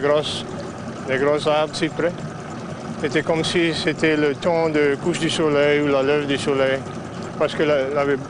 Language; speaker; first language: French; non-native, local second language; English